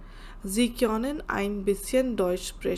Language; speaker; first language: German; non-native, learner; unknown